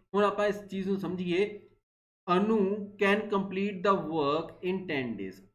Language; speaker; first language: Hindi; non-native, local second language; Punjabi